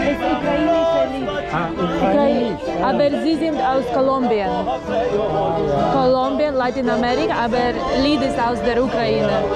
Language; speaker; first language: German; non-native, learner; Spanish